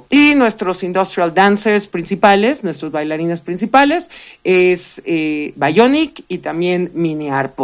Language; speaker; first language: Spanish; native; Spanish